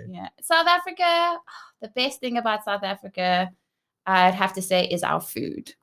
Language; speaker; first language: English; native; English